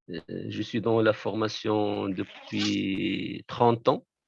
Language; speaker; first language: French; non-native, local second language; Arabic